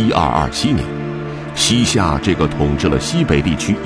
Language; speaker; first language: Chinese; native; Chinese